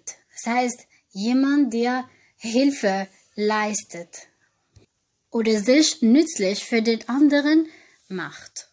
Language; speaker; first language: German; non-native, fluent; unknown